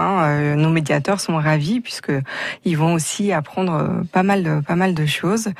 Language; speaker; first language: French; native; French